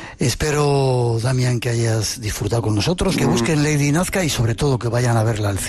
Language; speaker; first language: Spanish; native; Spanish